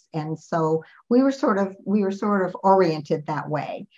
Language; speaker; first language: English; native; English